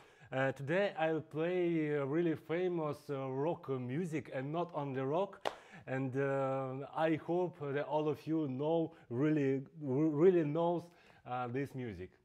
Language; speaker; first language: English; non-native, fluent; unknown